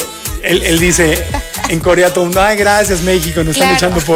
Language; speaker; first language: Spanish; native; Spanish